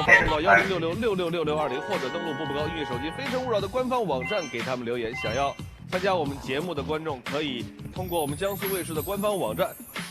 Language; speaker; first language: Chinese; native; Chinese